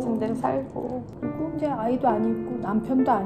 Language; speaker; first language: Korean; native; Korean